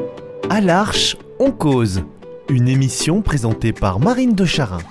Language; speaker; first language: French; native; French